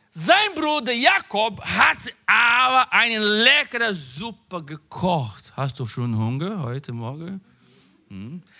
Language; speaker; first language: German; non-native, learner; Portuguese